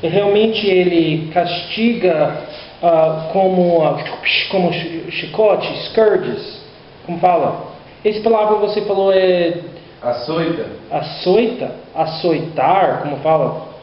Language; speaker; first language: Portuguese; non-native, learner; English